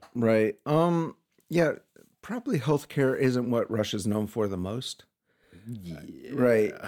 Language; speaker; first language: English; native; English